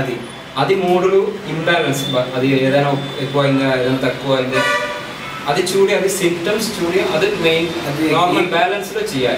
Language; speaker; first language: Telugu; non-native, learner; Malayalam